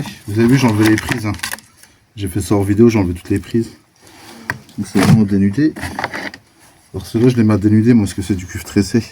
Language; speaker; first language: French; native; French